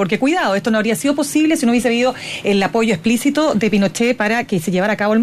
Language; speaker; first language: Spanish; native; Spanish